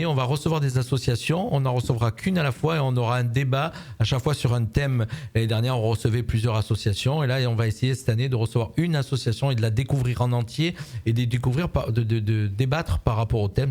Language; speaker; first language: French; native; French